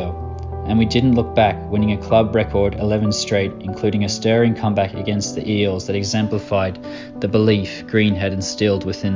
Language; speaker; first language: English; native; English